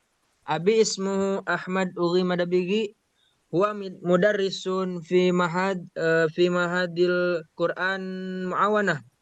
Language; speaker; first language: Arabic; non-native, learner; Indonesian